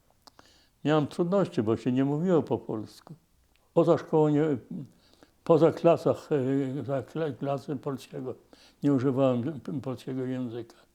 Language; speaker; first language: Polish; non-native, local second language; Yiddish